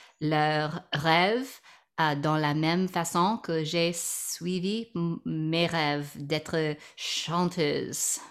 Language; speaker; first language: French; non-native, learner; English